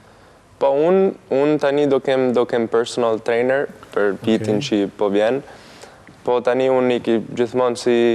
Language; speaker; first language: Albanian; early bilingual, heritage; Albanian